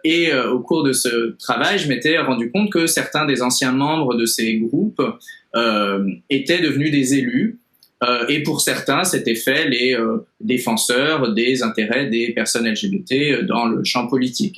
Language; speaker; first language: French; native; French